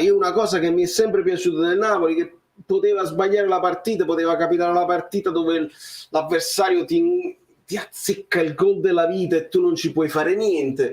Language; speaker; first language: Italian; native; Italian